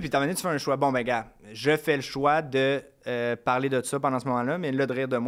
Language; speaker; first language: French; native; French